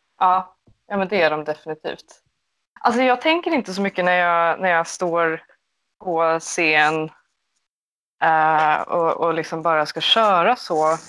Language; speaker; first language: Swedish; native; Swedish